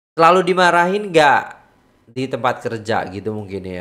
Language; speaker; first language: Malay; non-native, fluent; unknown